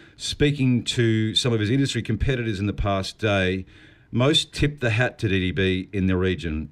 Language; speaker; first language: English; native; English